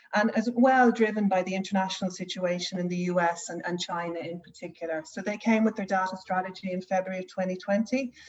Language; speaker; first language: English; native; English